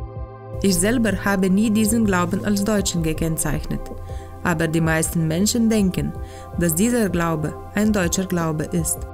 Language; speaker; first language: German; non-native, fluent; Lithuanian